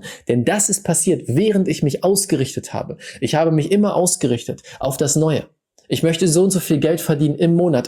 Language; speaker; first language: German; native; German